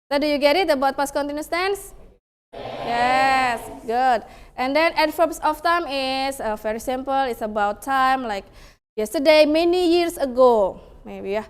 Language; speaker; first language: English; non-native, fluent; Indonesian